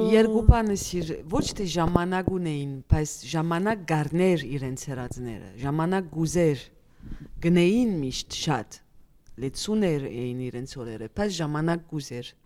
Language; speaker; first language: Armenian; early bilingual, heritage; Armenian